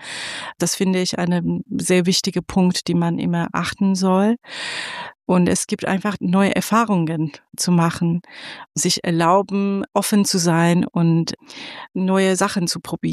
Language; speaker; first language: German; non-native, fluent; Persian